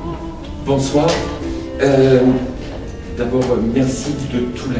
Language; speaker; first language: French; native; French